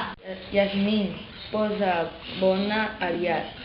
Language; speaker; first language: Catalan; non-native, learner; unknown